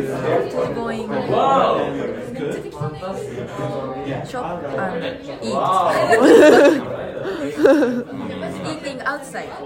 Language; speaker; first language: English; non-native, learner; Japanese